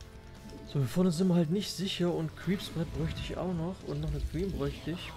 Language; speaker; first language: German; native; German